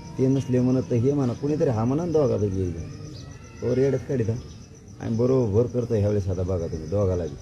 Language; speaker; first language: Marathi; native; Marathi